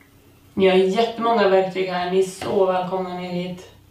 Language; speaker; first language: Swedish; native; Swedish